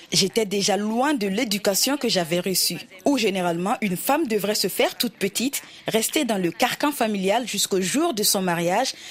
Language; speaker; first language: French; non-native, local second language; Dyula